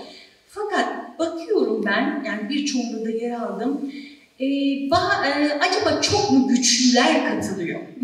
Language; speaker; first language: Turkish; native; Turkish